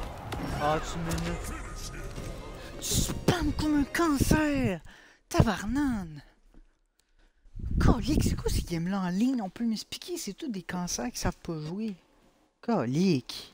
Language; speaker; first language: French; native; French